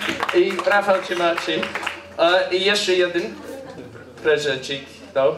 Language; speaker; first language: Polish; non-native, learner; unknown